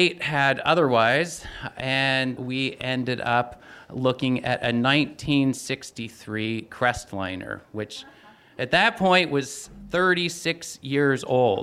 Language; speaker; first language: English; native; English